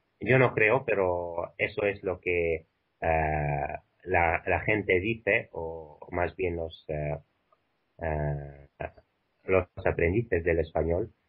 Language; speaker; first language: Spanish; non-native, fluent; Albanian